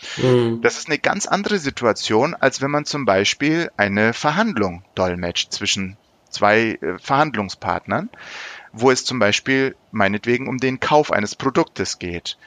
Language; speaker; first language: German; early bilingual, other home language; Turkish